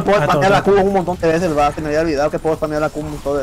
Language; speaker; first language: Spanish; native; Spanish